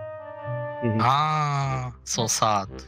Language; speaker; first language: English; non-native, learner; Japanese